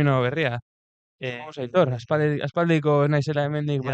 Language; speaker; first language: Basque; non-native, local second language; Spanish